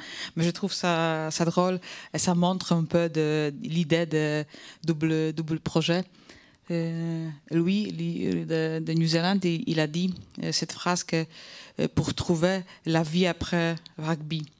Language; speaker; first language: French; non-native, fluent; Polish